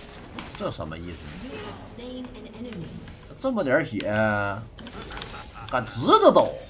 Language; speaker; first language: Chinese; native; Chinese